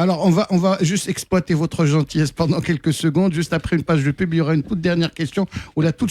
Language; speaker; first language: French; non-native, local second language; Arabic